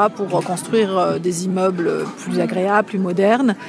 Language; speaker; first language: French; native; French